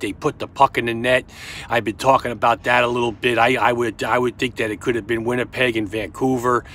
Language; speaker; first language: English; native; English